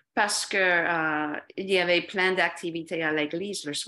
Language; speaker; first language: French; non-native, fluent; English